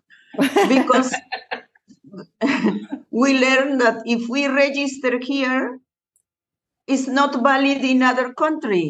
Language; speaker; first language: English; non-native, learner; Spanish